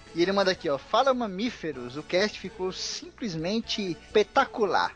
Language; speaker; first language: Portuguese; native; Portuguese